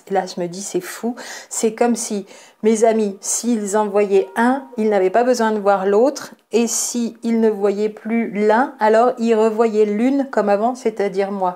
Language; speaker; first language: French; native; French